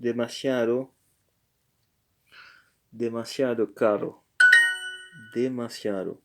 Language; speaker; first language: Spanish; non-native, learner; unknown